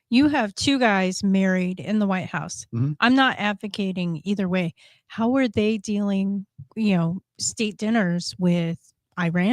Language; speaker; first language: English; native; English